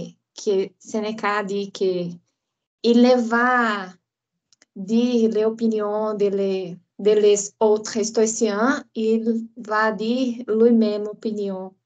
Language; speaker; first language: French; non-native, learner; Portuguese